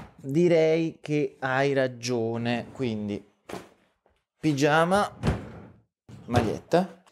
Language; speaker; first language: Italian; native; Italian